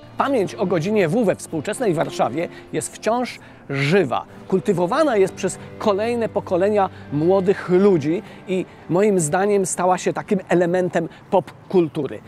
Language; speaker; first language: Polish; native; Polish